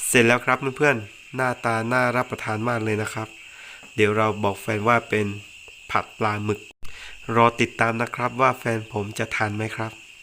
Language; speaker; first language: Thai; native; Thai